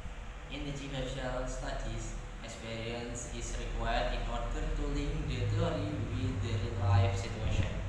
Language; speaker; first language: English; non-native, learner; Indonesian